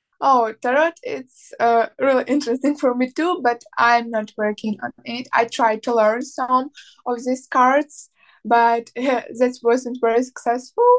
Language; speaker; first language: English; non-native, learner; Ukrainian